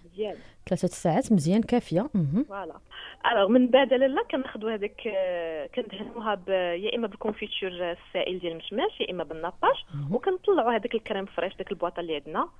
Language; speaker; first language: Arabic; native; Arabic